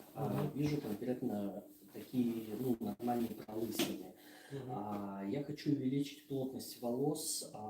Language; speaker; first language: Russian; native; Russian